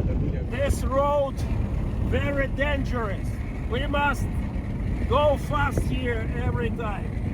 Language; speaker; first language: English; non-native, learner; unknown